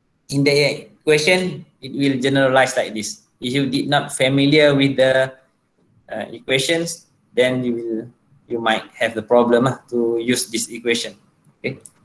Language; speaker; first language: English; non-native, local second language; Malay